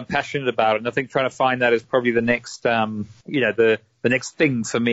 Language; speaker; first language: English; native; English